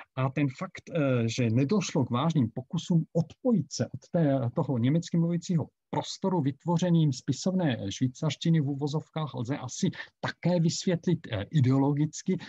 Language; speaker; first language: Czech; non-native, fluent; German